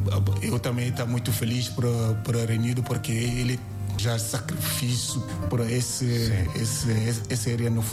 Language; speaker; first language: Portuguese; non-native, learner; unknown